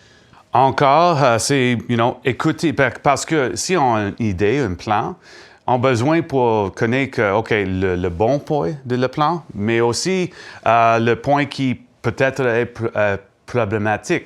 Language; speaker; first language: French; non-native, learner; English